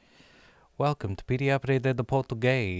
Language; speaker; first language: Portuguese; non-native, learner; English